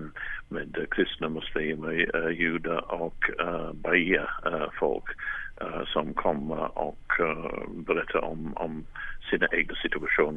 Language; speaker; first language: Swedish; non-native, fluent; English